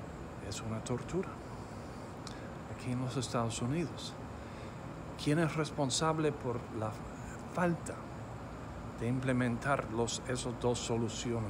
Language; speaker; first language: Spanish; non-native, fluent; English